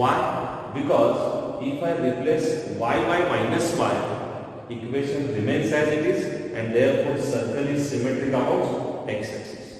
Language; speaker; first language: English; non-native, local second language; Marathi